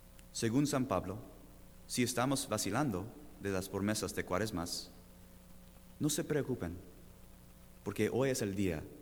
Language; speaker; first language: Spanish; non-native, learner; English